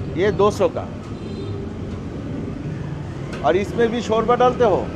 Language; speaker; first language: Hindi; non-native, learner; Bangla